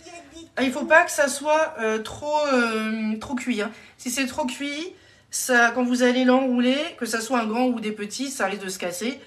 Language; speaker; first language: French; native; French